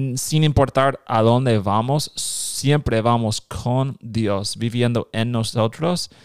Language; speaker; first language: Spanish; non-native, fluent; English